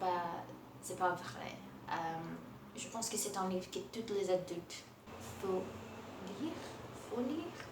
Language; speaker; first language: French; non-native, learner; Portuguese